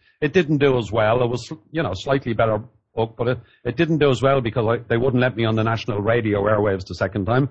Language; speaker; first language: English; native; English